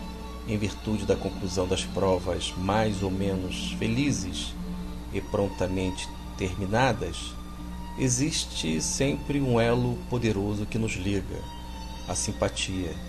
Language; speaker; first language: Portuguese; native; Portuguese